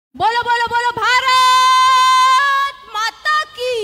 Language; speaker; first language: Hindi; non-native, local second language; Marathi